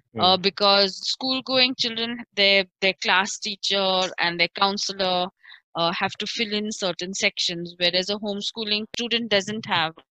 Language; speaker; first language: English; non-native, local second language; Marathi